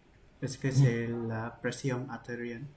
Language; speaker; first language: French; non-native, learner; Vietnamese